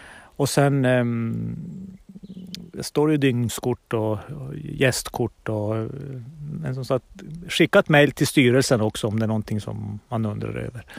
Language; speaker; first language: Swedish; native; Swedish